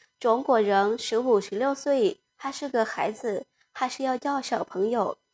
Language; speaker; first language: Chinese; non-native, fluent; Lao